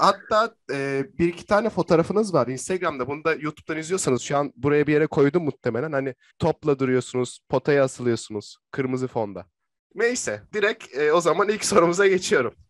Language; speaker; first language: Turkish; native; Turkish